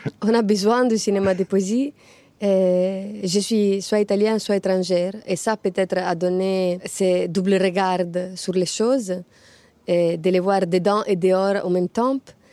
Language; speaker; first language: French; non-native, fluent; Italian